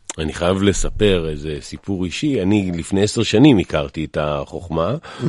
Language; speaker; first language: Hebrew; native; Hebrew